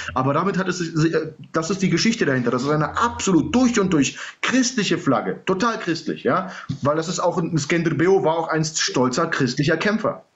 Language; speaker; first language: German; early bilingual, other home language; Serbian